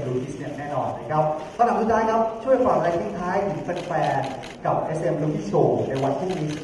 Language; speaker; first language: Thai; native; Thai